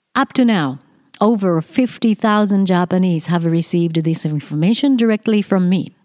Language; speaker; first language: English; non-native, fluent; Japanese